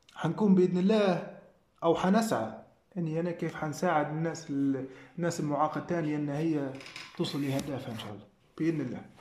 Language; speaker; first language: Arabic; native; Arabic